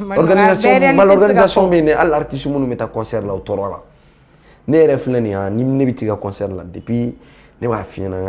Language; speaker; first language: French; non-native, local second language; Tamasheq